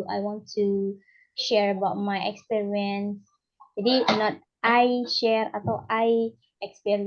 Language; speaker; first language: English; non-native, learner; Indonesian